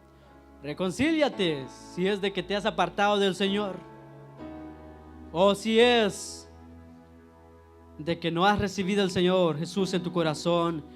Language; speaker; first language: Spanish; native; Spanish